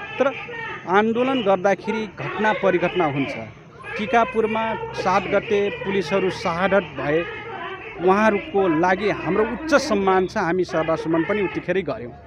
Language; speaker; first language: Nepali; non-native, local second language; Dangaura Tharu